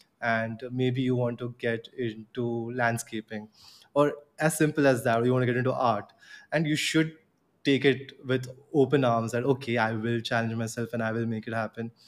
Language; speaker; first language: English; non-native, local second language; Gujarati